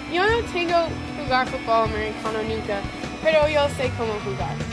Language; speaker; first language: Spanish; non-native, learner; English